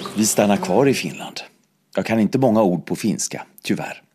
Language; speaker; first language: Swedish; native; Swedish